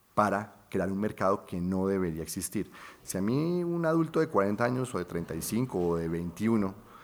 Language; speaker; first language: Spanish; native; Spanish